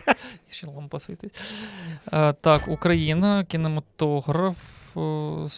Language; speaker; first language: Ukrainian; native; Ukrainian